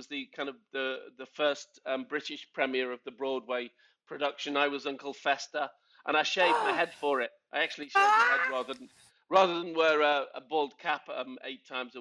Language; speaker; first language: English; native; English